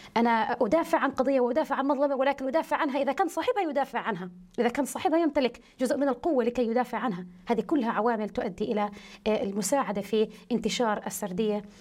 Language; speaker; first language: Arabic; early bilingual, heritage; Arabic